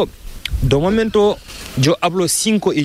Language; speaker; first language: Spanish; non-native, learner; Fula